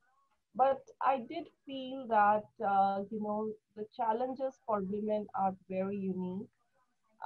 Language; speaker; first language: English; non-native, local second language; Hindi